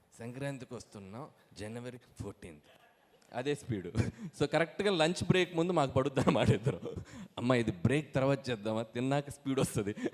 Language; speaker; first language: Telugu; native; Telugu